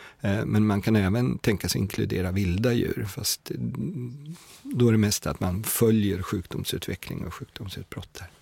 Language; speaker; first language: Swedish; native; Swedish